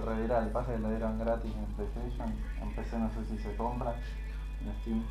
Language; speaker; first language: Spanish; native; Spanish